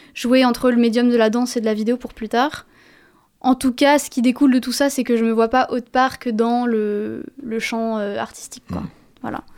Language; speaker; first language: French; native; French